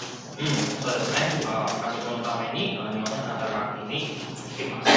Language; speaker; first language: Japanese; non-native, fluent; Indonesian